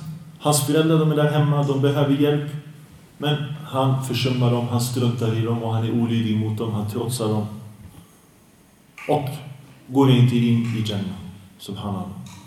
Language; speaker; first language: Swedish; early bilingual, other home language; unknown